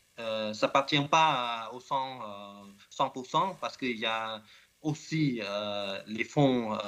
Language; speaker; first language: French; non-native, learner; Khmer